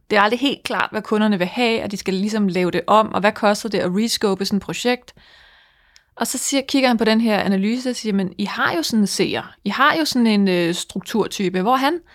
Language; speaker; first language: Danish; native; Danish